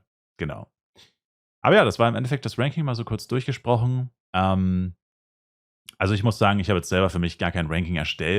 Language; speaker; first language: German; native; German